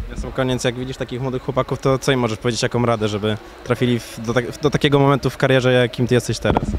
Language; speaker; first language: Polish; native; Polish